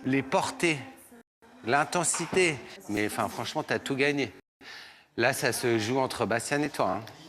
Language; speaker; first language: French; native; French